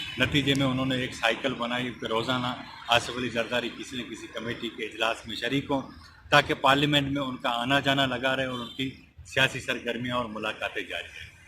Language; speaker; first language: Urdu; non-native, local second language; Sindhi